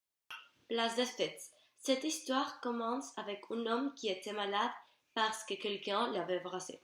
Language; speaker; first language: French; non-native, learner; Spanish